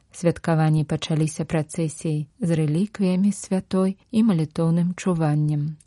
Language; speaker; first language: Belarusian; native; Belarusian